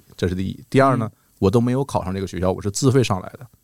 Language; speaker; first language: Chinese; native; Chinese